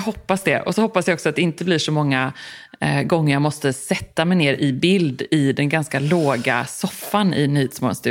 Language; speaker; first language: Swedish; native; Swedish